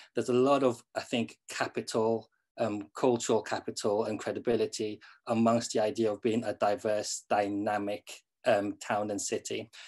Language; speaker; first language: English; native; English